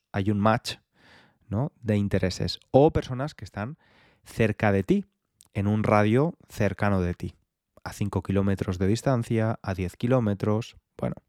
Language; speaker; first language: Spanish; native; Spanish